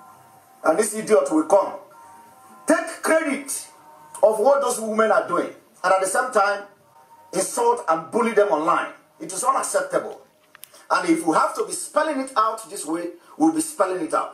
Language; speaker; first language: English; non-native, local second language; Igbo